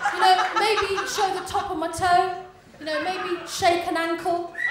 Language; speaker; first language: English; native; English